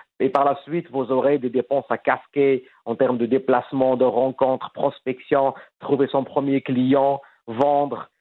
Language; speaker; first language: French; non-native, fluent; Arabic